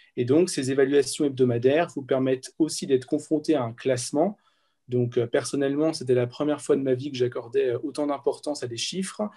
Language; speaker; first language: French; native; French